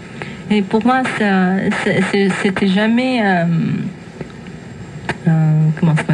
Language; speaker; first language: French; non-native, fluent; English